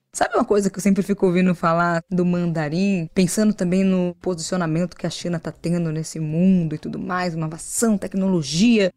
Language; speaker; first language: Portuguese; native; Portuguese